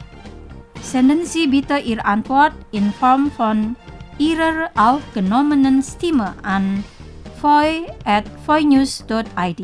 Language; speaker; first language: German; non-native, fluent; Indonesian